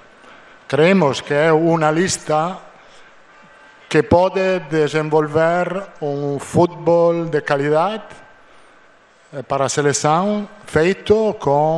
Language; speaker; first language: Portuguese; non-native, fluent; Italian